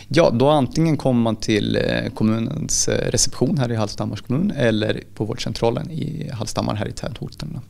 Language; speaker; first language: Swedish; native; Swedish